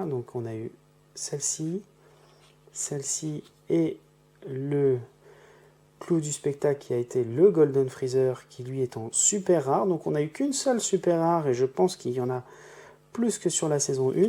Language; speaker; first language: French; native; French